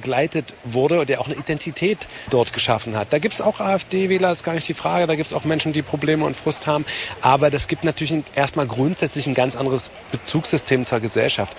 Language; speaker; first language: German; native; German